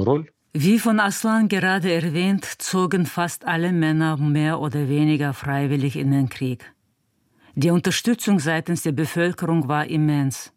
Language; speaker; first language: German; non-native, fluent; Chechen